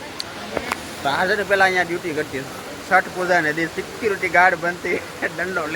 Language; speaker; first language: Gujarati; native; Gujarati